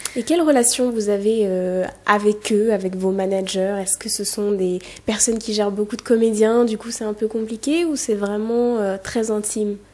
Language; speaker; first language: French; native; French